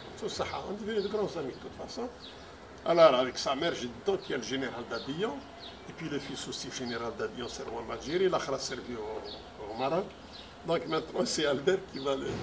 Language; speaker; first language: French; non-native, local second language; Arabic